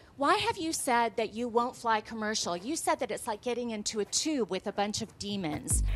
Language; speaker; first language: English; native; English